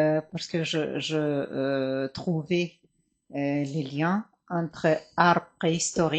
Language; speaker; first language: French; non-native, fluent; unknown